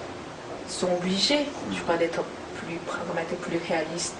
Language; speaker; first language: French; non-native, fluent; Korean